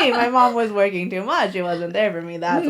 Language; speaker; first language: English; native; English